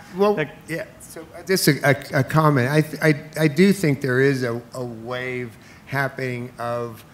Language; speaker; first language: English; native; English